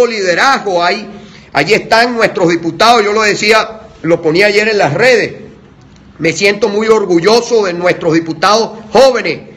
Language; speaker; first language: Spanish; native; Spanish